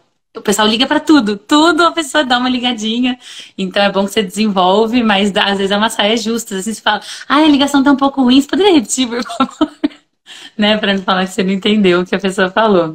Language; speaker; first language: Portuguese; native; Portuguese